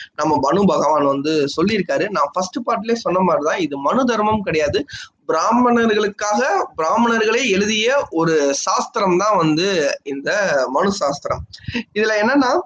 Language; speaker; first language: Tamil; non-native, local second language; Telugu